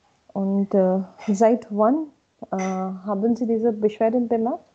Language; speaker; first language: German; non-native, learner; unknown